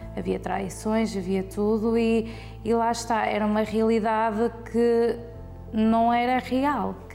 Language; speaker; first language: Portuguese; early bilingual, heritage; Portuguese